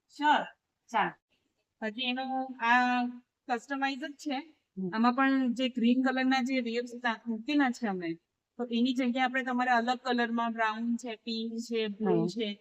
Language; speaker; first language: Gujarati; native; Gujarati